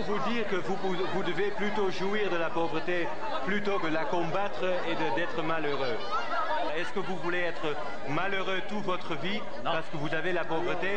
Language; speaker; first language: French; non-native, fluent; Dutch